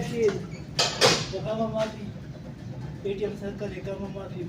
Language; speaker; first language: Arabic; non-native, learner; Hindi